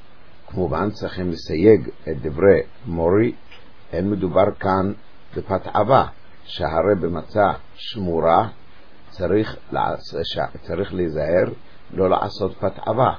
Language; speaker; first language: Hebrew; native; Hebrew